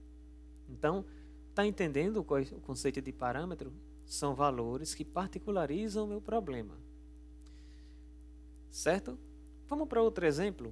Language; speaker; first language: Portuguese; native; Portuguese